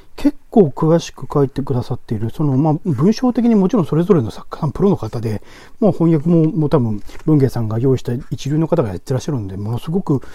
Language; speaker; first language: Japanese; native; Japanese